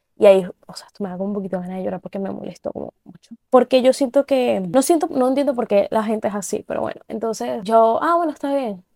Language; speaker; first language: Spanish; native; Spanish